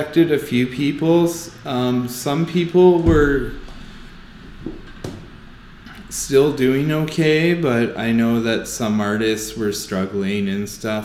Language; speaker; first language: English; native; English